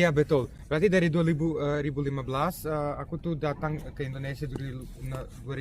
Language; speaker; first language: Indonesian; non-native, fluent; Serbian